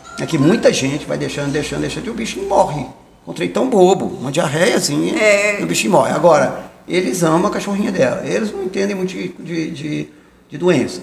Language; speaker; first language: Portuguese; native; Portuguese